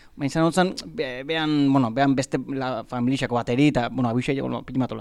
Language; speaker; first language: Basque; native; Basque